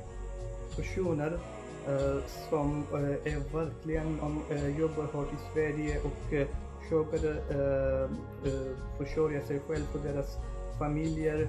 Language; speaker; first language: Swedish; non-native, fluent; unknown